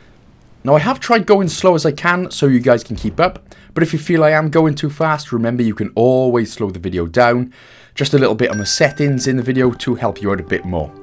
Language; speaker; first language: English; native; English